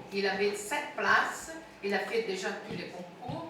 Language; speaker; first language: French; non-native, fluent; Italian